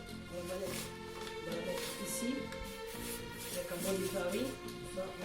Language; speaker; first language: French; non-native, fluent; Italian